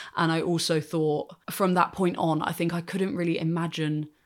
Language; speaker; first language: English; native; English